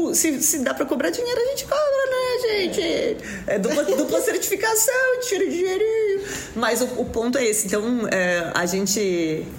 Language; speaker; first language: Portuguese; native; Portuguese